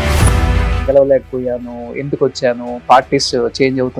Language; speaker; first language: Telugu; native; Telugu